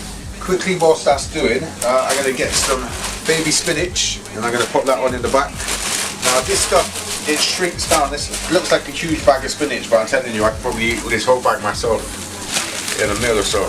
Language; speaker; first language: English; native; English